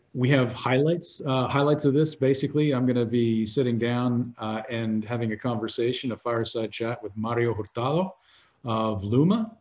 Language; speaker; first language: English; native; English